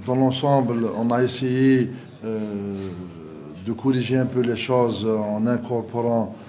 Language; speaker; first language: French; non-native, local second language; Arabic